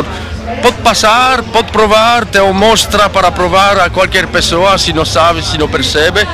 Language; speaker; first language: Portuguese; non-native, learner; French